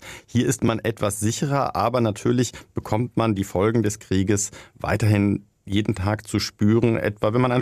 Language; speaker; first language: German; native; German